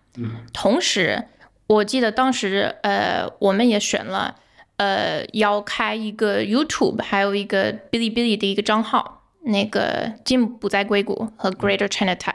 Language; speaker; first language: Chinese; non-native, fluent; English